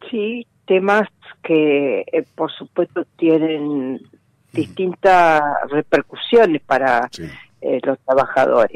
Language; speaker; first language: Spanish; native; Spanish